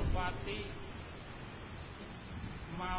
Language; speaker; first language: Arabic; non-native, learner; Indonesian